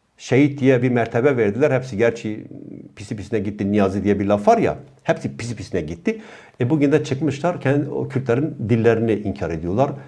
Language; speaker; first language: Turkish; non-native, local second language; Kurdish